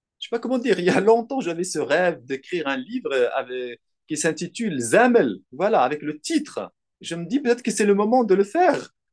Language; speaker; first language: French; non-native, local second language; Arabic